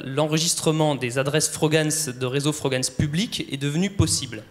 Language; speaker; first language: French; native; French